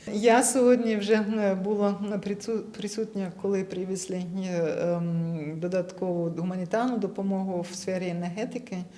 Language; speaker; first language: Ukrainian; non-native, fluent; German